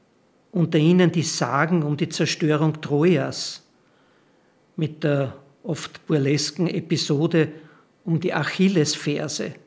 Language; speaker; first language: German; native; German